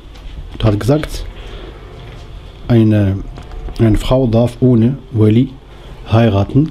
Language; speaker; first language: German; non-native, learner; Arabic